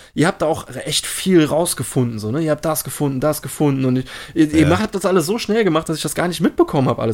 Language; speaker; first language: German; native; German